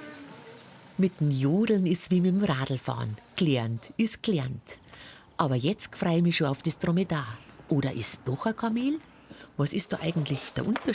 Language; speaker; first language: German; native; German